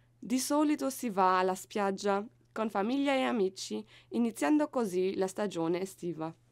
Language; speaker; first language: Italian; non-native, learner; German